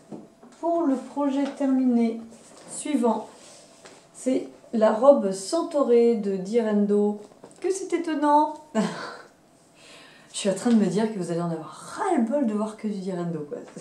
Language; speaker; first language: French; native; French